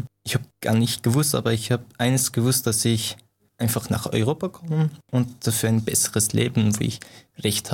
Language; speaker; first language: German; non-native, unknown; Persian